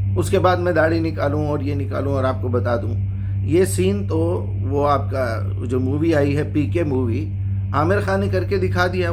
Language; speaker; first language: Urdu; native; Urdu